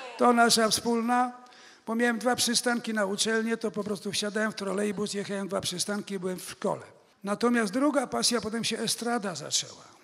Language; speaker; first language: Polish; native; Polish